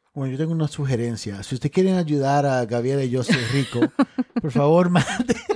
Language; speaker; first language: Spanish; early bilingual, other home language; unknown